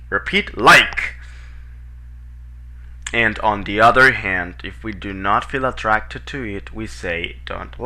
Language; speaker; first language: English; non-native, fluent; Spanish